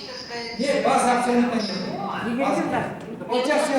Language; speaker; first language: Russian; non-native, local second language; Kazakh